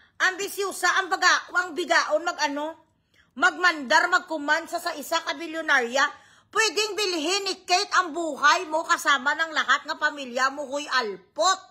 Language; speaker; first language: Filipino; non-native, local second language; Hiligaynon